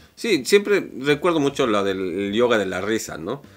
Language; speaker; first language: Spanish; native; Spanish